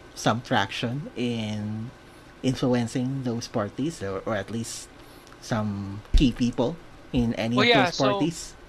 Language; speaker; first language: English; non-native, local second language; Filipino